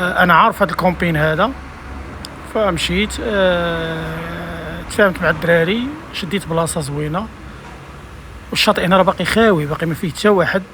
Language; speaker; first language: Arabic; native; Arabic